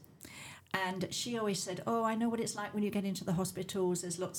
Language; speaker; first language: English; native; English